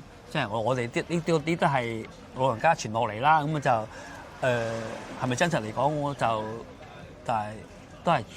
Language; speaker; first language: Cantonese; native; Cantonese